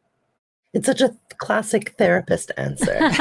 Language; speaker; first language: English; native; English